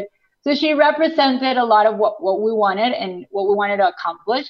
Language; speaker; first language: English; non-native, fluent; Spanish